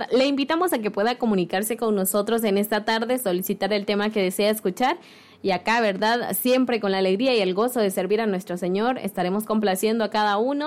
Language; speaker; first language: Spanish; native; Spanish